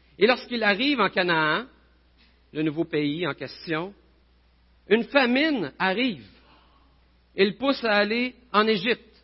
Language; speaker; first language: French; native; French